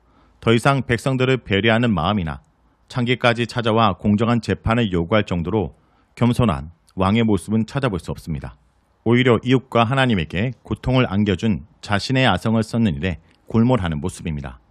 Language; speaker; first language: Korean; native; Korean